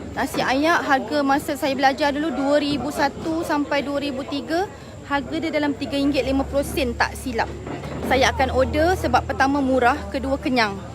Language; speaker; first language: Malay; native; Malay